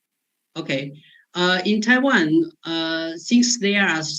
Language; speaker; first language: English; non-native, fluent; Chinese